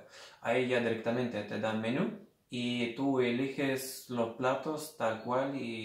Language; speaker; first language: Spanish; non-native, fluent; Lithuanian